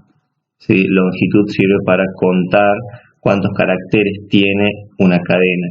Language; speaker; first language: Spanish; native; Spanish